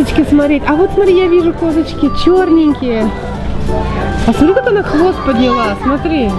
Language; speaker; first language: Russian; native; Russian